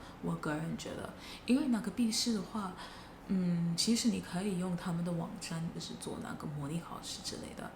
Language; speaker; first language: Chinese; non-native, fluent; English